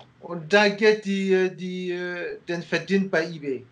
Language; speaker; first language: German; non-native, fluent; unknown